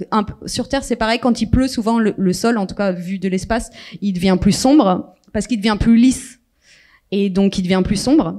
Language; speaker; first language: French; native; French